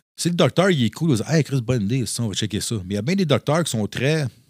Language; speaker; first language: French; native; French